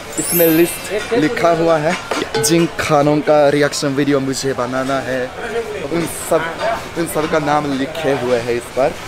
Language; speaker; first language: Hindi; non-native, fluent; Japanese